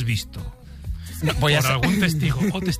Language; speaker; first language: Spanish; native; Spanish